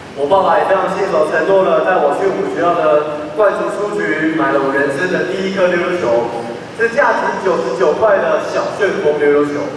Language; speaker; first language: Chinese; native; Chinese